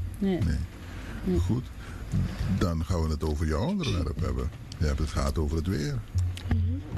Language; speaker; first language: Dutch; non-native, local second language; Papiamento